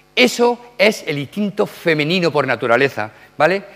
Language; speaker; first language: Spanish; native; Spanish